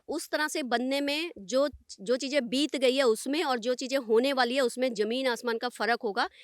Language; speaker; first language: Hindi; non-native, local second language; Punjabi